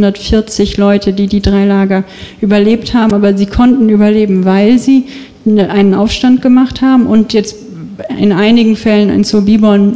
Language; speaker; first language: German; native; German